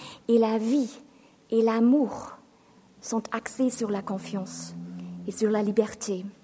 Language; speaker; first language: French; non-native, fluent; German